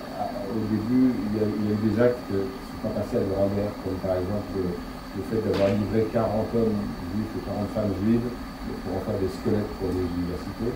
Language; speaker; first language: French; native; French